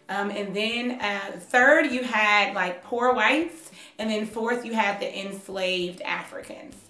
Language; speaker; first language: English; native; English